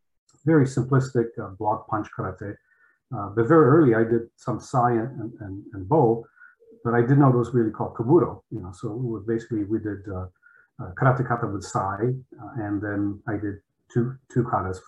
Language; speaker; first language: English; early bilingual, other home language; Polish